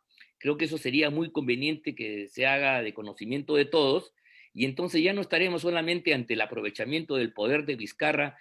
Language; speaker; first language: Spanish; native; Spanish